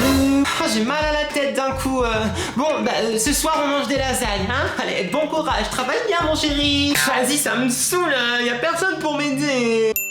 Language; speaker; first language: French; native; French